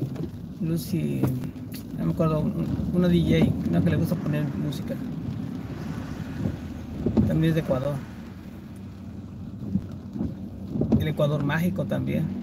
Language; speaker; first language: Spanish; native; Spanish